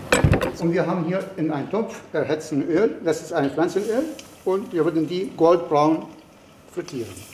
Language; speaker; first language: German; non-native, fluent; Arabic